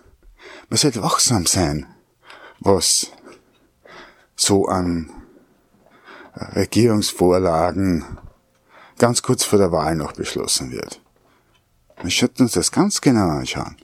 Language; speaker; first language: German; native; German